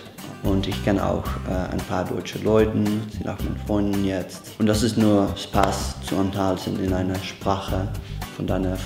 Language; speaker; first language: German; non-native, learner; Dutch